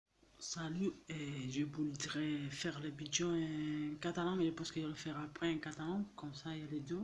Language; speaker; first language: French; non-native, fluent; Catalan